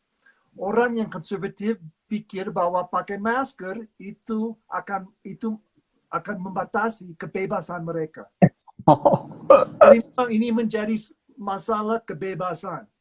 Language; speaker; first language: Indonesian; non-native, fluent; English